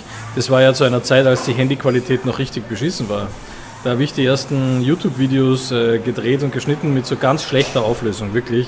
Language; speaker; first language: German; native; German